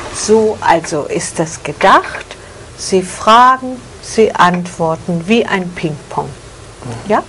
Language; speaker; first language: German; native; German